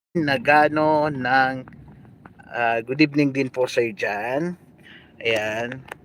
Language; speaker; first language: Filipino; native; Filipino